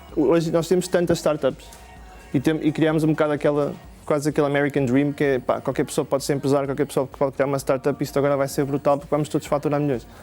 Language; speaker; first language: Portuguese; native; Portuguese